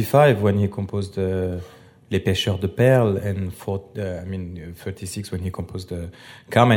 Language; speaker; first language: English; non-native, fluent; French